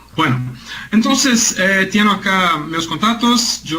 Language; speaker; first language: Spanish; non-native, learner; Portuguese